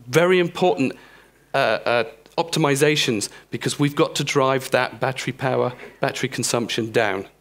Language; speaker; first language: English; native; English